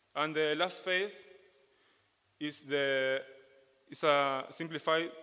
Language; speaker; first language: English; non-native, fluent; Spanish